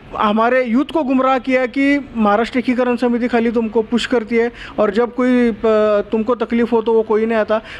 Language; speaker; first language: Hindi; non-native, local second language; Marathi